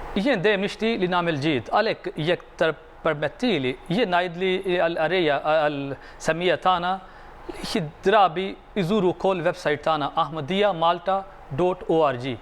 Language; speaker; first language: Maltese; non-native, fluent; Arabic